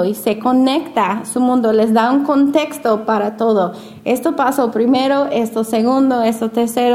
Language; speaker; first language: Spanish; non-native, fluent; English